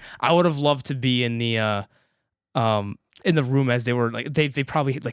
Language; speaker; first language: English; native; English